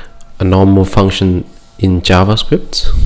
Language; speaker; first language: English; non-native, fluent; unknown